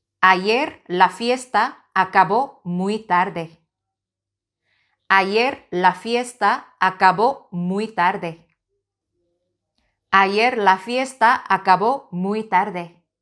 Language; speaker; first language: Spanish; non-native, fluent; Korean